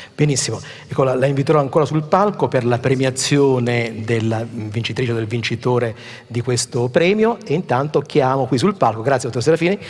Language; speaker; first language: Italian; native; Italian